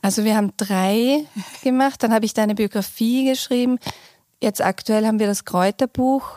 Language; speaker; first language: German; native; German